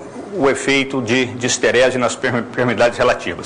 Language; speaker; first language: Portuguese; native; Portuguese